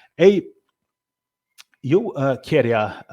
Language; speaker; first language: Portuguese; non-native, learner; English